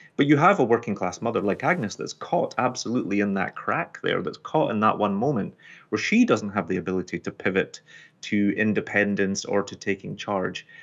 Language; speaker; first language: English; non-native, local second language; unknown